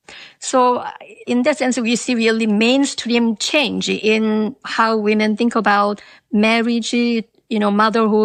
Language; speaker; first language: English; non-native, fluent; Korean